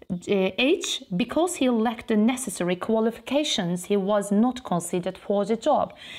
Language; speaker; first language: English; non-native, fluent; Azerbaijani